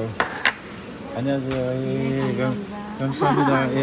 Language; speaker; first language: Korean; non-native, learner; Fijian